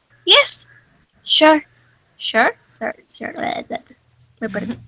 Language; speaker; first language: English; non-native, learner; Spanish